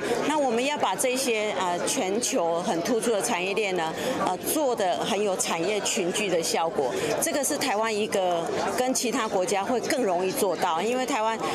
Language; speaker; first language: Chinese; native; Chinese